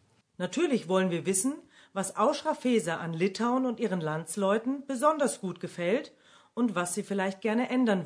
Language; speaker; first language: German; native; German